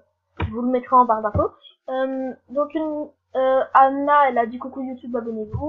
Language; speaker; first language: French; native; French